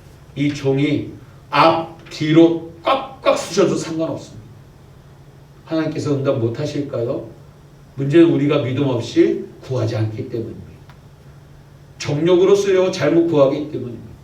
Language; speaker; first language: Korean; native; Korean